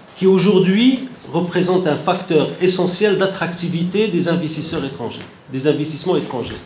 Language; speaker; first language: French; non-native, local second language; Arabic